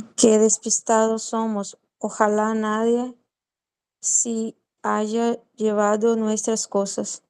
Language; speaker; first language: Spanish; non-native, learner; Portuguese